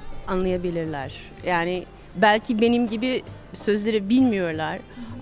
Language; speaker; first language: Turkish; non-native, fluent; English